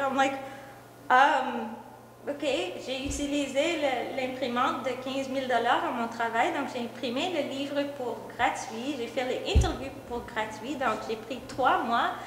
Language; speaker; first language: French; non-native, local second language; English